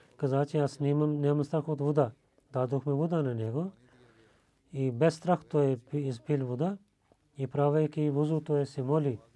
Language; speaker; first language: Bulgarian; non-native, learner; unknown